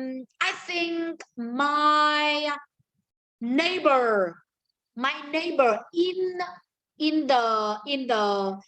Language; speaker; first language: English; non-native, learner; Vietnamese